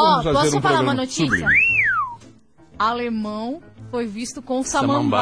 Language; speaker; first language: Portuguese; non-native, fluent; Japanese